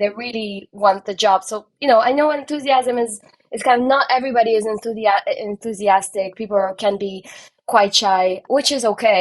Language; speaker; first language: English; non-native, fluent; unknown